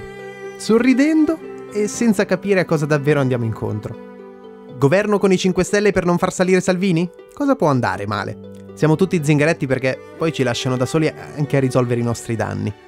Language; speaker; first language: Italian; native; Italian